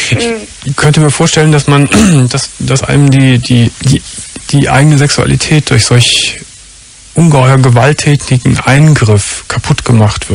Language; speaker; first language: German; native; German